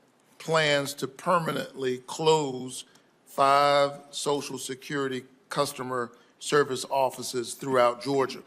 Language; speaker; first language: English; native; English